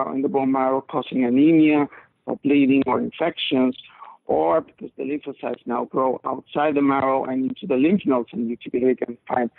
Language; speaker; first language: English; non-native, fluent; Spanish